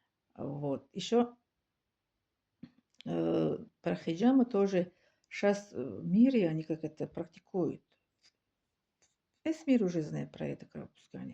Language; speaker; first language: Russian; non-native, learner; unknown